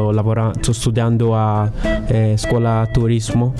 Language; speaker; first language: Italian; non-native, learner; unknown